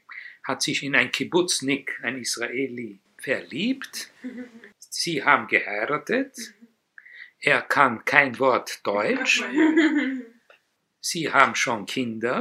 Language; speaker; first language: German; non-native, fluent; Hebrew